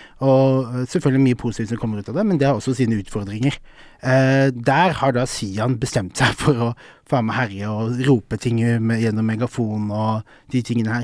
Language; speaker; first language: Norwegian; early bilingual, other home language; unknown